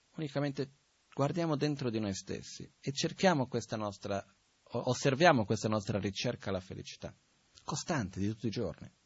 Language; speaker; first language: Italian; non-native, fluent; Portuguese